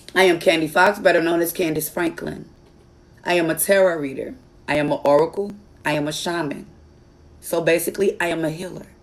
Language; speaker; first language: English; native; English